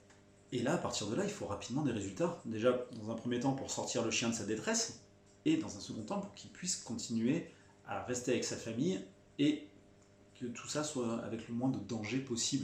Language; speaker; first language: French; native; French